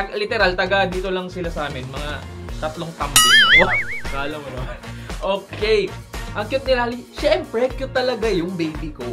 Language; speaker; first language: Filipino; native; Filipino